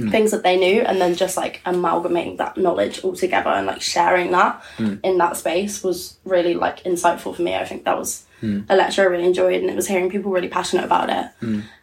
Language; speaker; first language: English; native; English